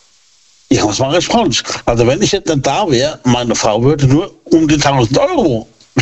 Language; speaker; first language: German; native; German